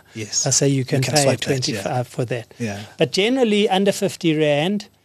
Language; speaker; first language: English; native; English